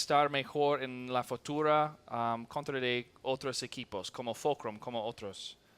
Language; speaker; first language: Spanish; non-native, learner; English